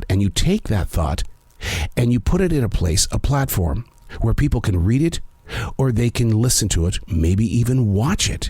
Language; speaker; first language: English; native; English